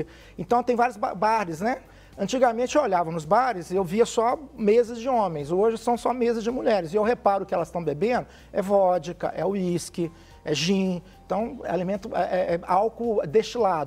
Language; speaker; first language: Portuguese; native; Portuguese